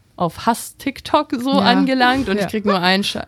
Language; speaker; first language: German; native; German